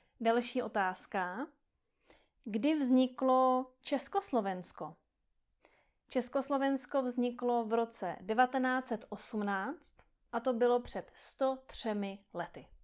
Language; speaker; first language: Czech; native; Czech